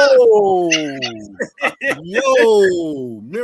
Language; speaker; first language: English; native; English